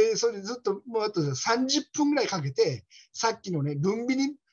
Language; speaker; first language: Japanese; native; Japanese